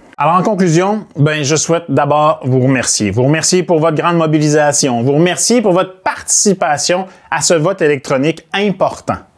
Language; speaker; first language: French; native; French